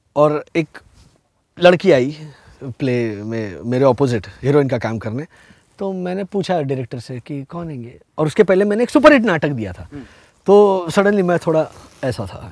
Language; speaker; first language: Hindi; non-native, local second language; Marathi